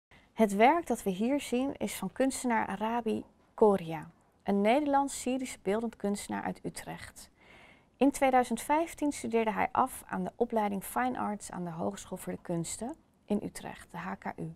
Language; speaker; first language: Dutch; native; Dutch